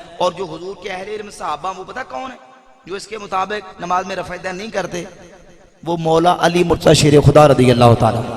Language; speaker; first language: Urdu; non-native, local second language; Punjabi